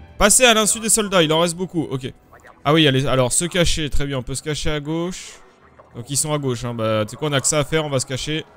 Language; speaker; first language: French; native; French